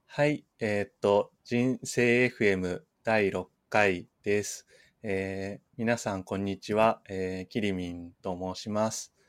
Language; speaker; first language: Japanese; native; Japanese